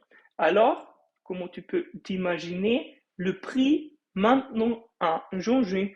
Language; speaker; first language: French; non-native, fluent; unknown